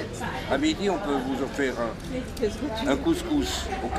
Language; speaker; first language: French; native; French